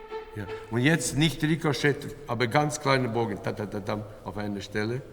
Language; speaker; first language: German; non-native, fluent; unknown